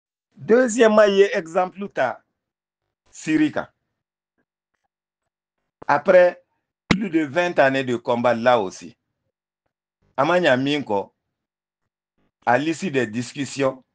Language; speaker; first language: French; non-native, local second language; Bambara